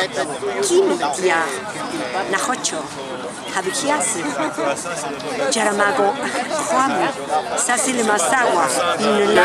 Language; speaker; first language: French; non-native, fluent; Spanish